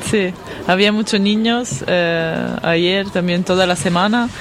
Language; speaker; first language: Spanish; non-native, learner; Italian